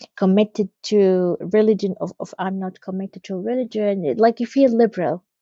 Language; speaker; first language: English; non-native, fluent; Arabic